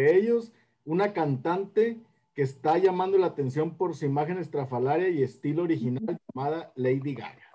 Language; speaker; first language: Spanish; native; Spanish